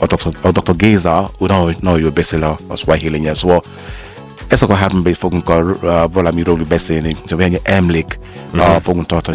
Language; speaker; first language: Hungarian; non-native, learner; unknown